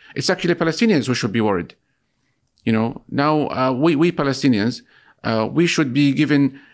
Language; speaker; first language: English; non-native, fluent; Arabic